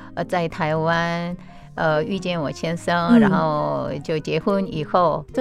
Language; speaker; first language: Chinese; non-native, fluent; Korean